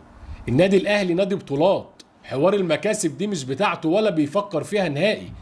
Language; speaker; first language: Arabic; native; Arabic